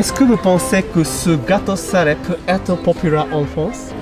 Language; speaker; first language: French; non-native, fluent; Japanese